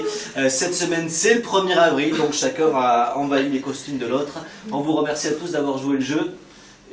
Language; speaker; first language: French; native; French